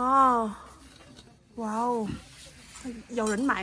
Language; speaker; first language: Chinese; non-native, learner; Vietnamese